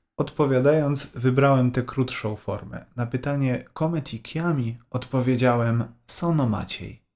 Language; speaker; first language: Polish; native; Polish